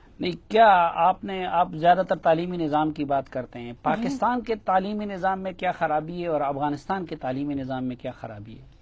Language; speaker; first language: Urdu; non-native, local second language; Pashto